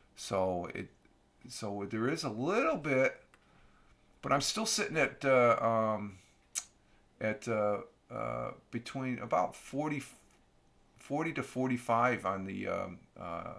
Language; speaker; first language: English; native; English